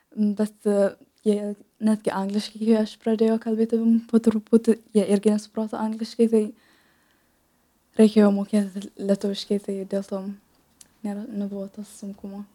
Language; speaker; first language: Lithuanian; non-native, learner; Tigrinya